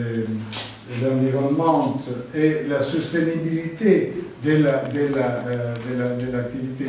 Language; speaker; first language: French; non-native, learner; Italian